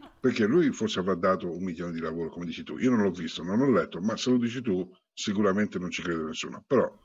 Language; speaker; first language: Italian; native; Italian